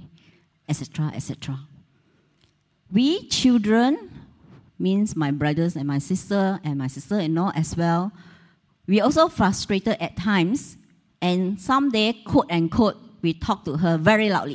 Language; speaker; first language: English; non-native, local second language; Cantonese